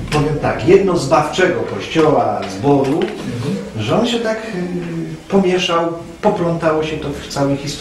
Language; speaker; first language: Polish; native; Polish